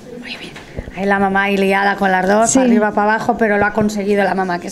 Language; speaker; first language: Spanish; native; Spanish